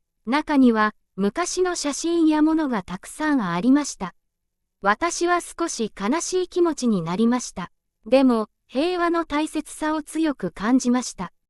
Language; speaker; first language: Japanese; non-native, fluent; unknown